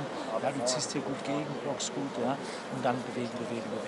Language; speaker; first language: German; native; German